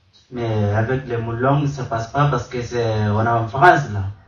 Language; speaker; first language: French; non-native, learner; Arabic